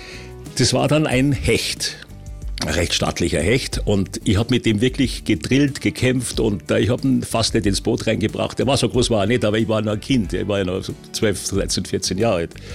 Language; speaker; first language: German; native; German